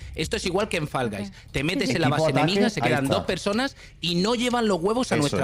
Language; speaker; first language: Spanish; native; Spanish